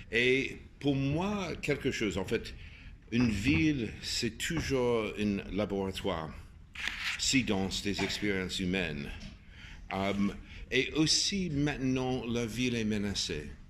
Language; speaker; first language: French; non-native, fluent; English